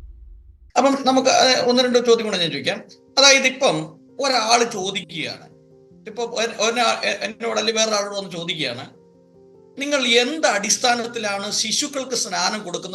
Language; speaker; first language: Malayalam; native; Malayalam